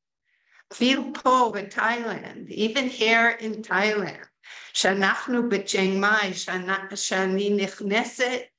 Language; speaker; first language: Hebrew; early bilingual, heritage; Hebrew